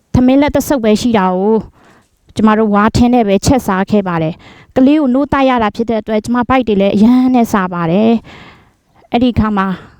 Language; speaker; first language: Burmese; non-native, local second language; Shan